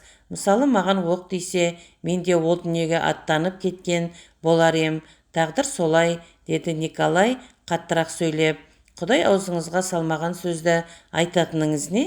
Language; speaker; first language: Kazakh; native; Kazakh